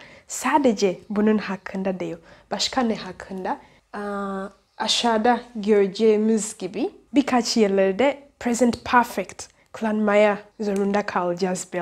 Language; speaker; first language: Turkish; non-native, fluent; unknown